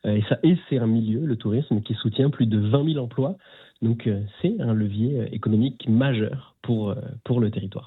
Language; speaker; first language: French; native; French